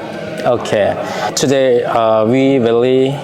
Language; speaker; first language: English; non-native, fluent; Lao